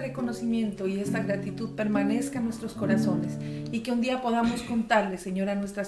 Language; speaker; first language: Spanish; native; Spanish